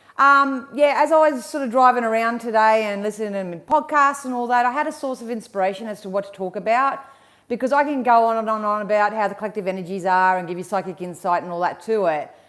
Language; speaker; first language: English; native; English